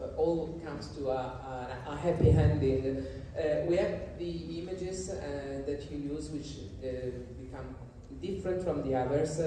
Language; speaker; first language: English; non-native, fluent; Italian